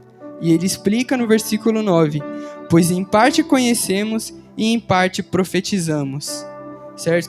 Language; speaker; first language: Portuguese; native; Portuguese